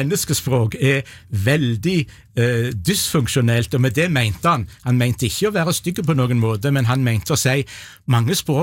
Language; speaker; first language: Norwegian; native; Norwegian